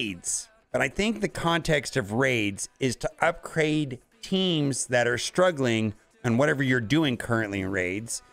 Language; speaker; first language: English; native; English